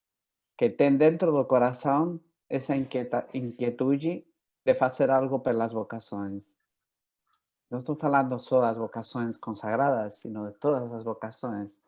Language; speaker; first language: Portuguese; non-native, fluent; Spanish